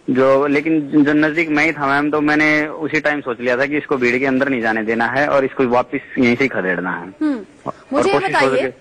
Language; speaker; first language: Hindi; native; Hindi